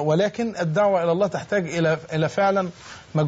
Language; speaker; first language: Arabic; native; Arabic